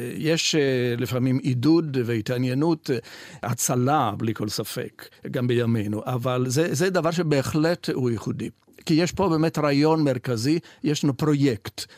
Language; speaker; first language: Hebrew; non-native, fluent; Italian